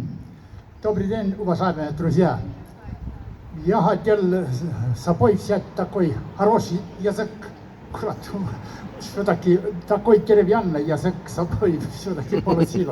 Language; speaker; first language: Russian; non-native, learner; Estonian